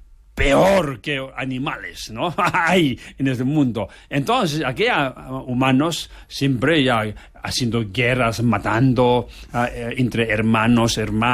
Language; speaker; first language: Spanish; non-native, learner; Tibetan